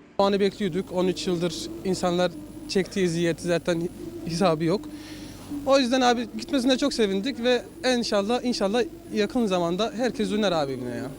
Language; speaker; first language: Turkish; non-native, fluent; Arabic